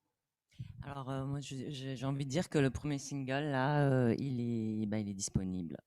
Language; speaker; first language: French; native; French